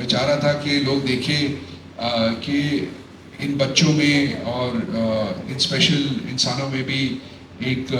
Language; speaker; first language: Hindi; native; Hindi